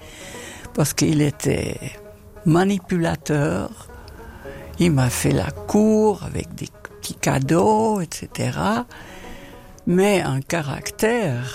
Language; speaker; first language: French; non-native, fluent; Dutch